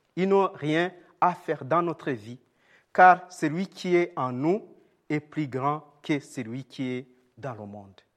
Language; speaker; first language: French; non-native, local second language; Rundi